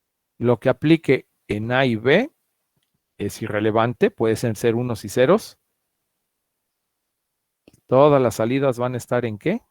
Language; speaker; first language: Spanish; native; Spanish